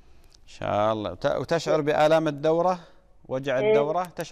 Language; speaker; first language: Arabic; native; Arabic